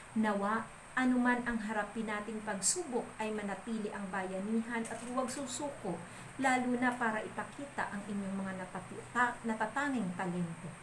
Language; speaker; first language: Filipino; non-native, local second language; Bikol